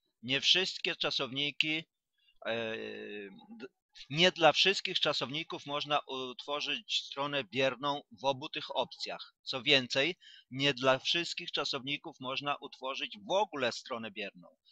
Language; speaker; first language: Polish; native; Polish